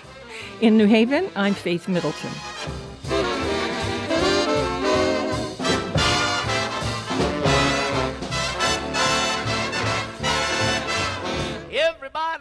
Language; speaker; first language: English; native; English